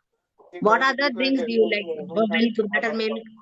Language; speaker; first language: English; non-native, learner; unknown